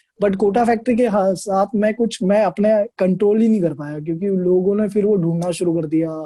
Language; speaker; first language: Hindi; non-native, local second language; Marathi